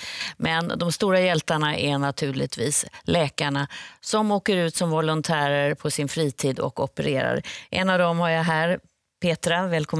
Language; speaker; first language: Swedish; native; Swedish